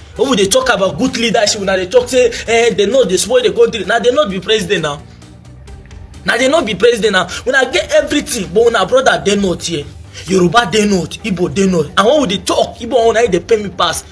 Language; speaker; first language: Nigerian Pidgin; non-native, local second language; Hausa